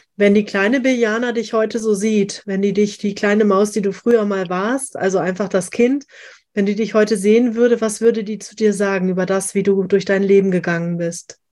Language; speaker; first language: German; native; German